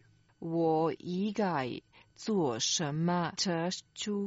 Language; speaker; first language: Chinese; non-native, learner; Croatian